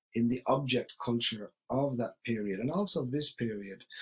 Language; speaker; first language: English; native; English